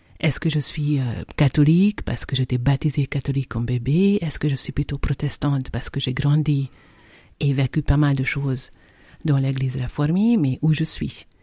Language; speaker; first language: French; non-native, fluent; Hungarian